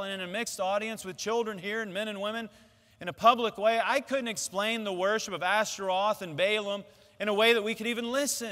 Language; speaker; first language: English; native; English